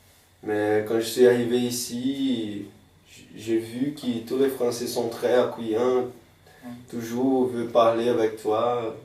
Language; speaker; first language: French; non-native, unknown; Portuguese